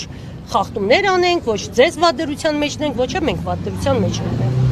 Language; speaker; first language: Armenian; native; Armenian